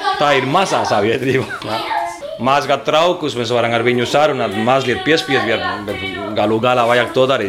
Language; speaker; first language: Latvian; non-native, fluent; Spanish